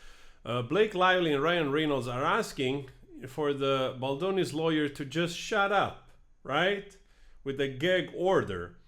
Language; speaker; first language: English; non-native, fluent; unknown